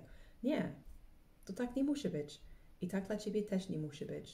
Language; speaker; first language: Polish; early bilingual, heritage; English